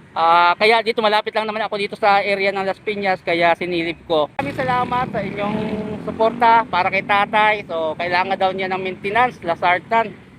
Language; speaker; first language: Filipino; native; Filipino